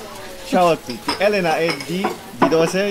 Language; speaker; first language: Italian; native; Italian